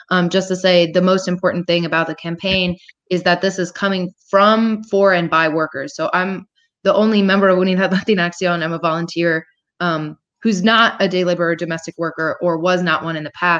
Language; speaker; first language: English; native; English